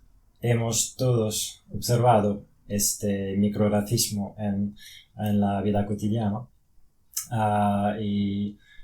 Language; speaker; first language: Spanish; non-native, fluent; French